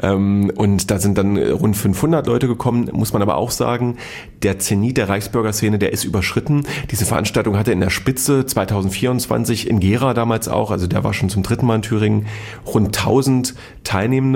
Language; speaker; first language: German; native; German